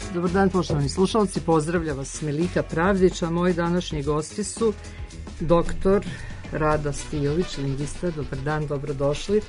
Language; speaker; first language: Serbian; native; Serbian